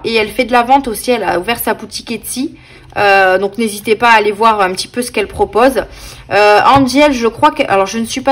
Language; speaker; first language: French; native; French